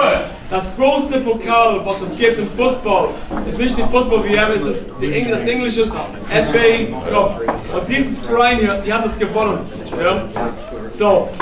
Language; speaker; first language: German; non-native, fluent; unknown